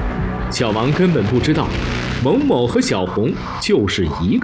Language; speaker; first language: Chinese; native; Chinese